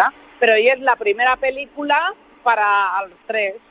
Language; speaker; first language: Catalan; non-native, local second language; Spanish